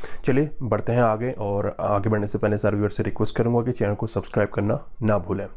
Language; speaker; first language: Hindi; native; Hindi